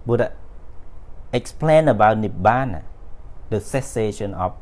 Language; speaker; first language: English; non-native, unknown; Khmer